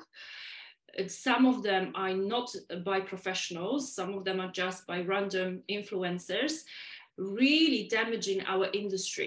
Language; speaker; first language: English; non-native, fluent; Polish